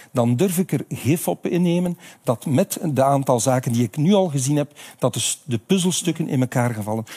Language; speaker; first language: Dutch; native; Dutch